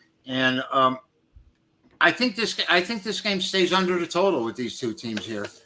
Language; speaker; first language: English; native; English